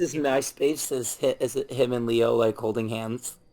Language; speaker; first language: English; native; English